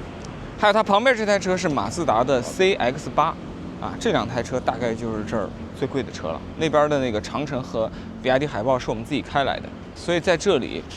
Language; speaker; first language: Chinese; native; Chinese